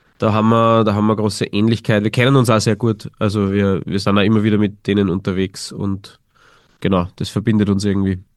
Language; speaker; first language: German; native; German